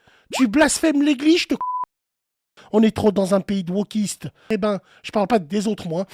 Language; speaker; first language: French; native; French